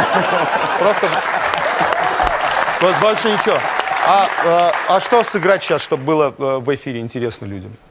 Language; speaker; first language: Russian; non-native, local second language; Armenian